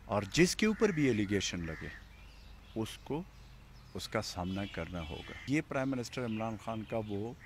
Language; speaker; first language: Urdu; non-native, local second language; Pashto